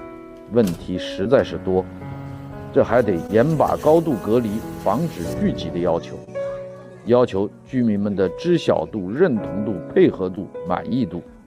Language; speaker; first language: Chinese; native; Chinese